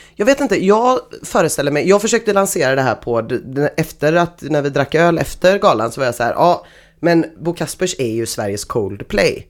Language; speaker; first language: Swedish; native; Swedish